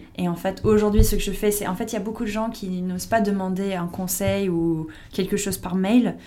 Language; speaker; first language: French; non-native, fluent; English